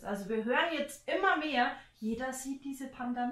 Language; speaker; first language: German; native; German